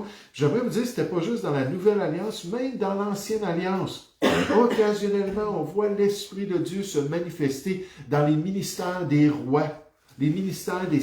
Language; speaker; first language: French; native; French